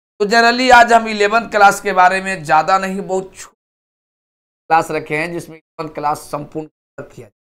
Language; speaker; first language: Hindi; native; Hindi